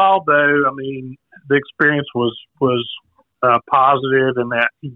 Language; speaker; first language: English; native; English